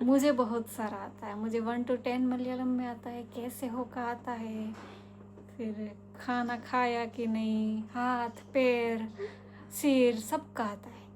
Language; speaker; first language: Hindi; non-native, local second language; Gujarati